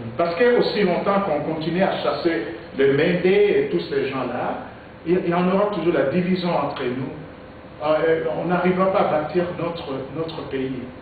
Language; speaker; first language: French; non-native, local second language; Lingala